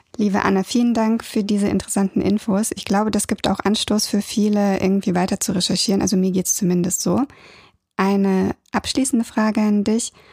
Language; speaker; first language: German; early bilingual, other home language; Russian